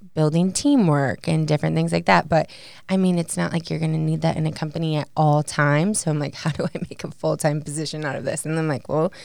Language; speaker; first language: English; native; English